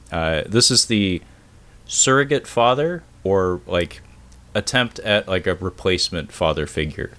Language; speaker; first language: English; native; English